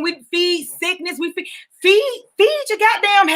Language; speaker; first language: English; native; English